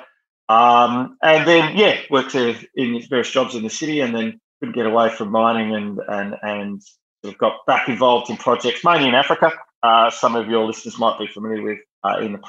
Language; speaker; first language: English; native; English